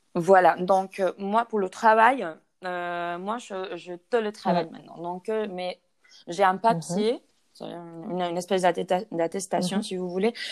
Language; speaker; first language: French; non-native, fluent; Spanish